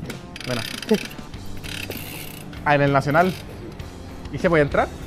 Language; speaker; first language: Spanish; native; Spanish